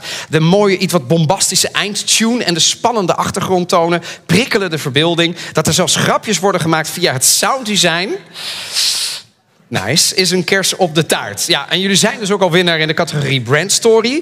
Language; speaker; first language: Dutch; native; Dutch